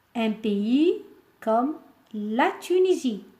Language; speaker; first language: French; non-native, local second language; Arabic